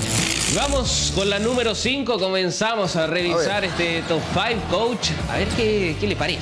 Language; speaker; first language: Spanish; native; Spanish